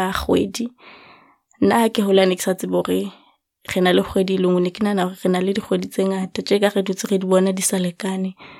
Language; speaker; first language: English; non-native, local second language; Southern Sotho